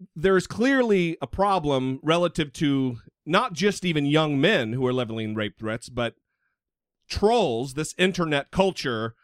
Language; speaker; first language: English; native; English